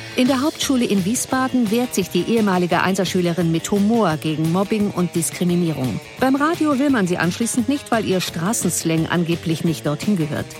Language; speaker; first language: German; native; German